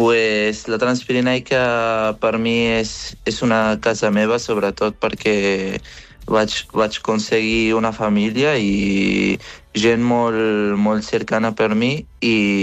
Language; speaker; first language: Catalan; non-native, fluent; Arabic